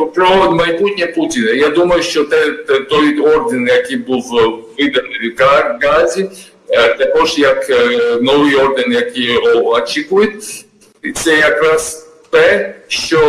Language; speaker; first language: Ukrainian; non-native, fluent; Georgian